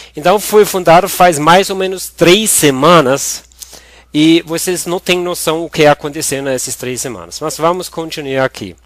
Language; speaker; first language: Portuguese; non-native, fluent; German